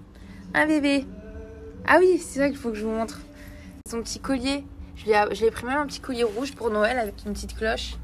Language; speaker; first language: French; native; French